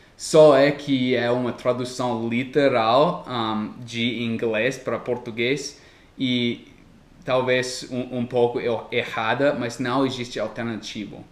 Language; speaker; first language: Portuguese; non-native, fluent; English